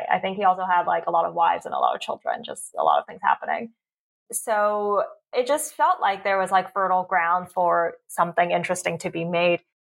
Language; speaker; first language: English; early bilingual, other home language; Cantonese